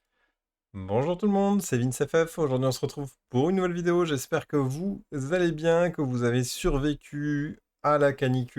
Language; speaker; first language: French; native; French